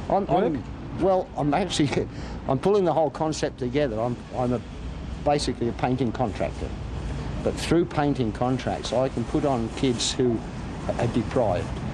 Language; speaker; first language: English; native; English